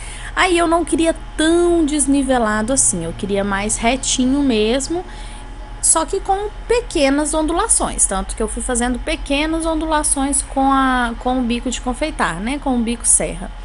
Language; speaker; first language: Portuguese; native; Portuguese